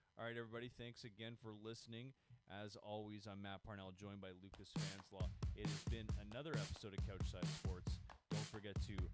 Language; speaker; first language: English; native; English